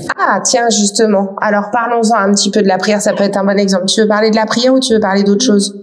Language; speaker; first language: French; native; French